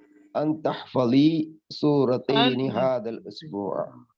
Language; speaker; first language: Arabic; non-native, learner; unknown